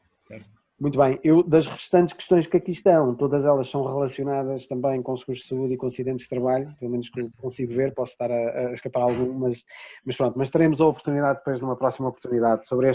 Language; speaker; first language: Portuguese; native; Portuguese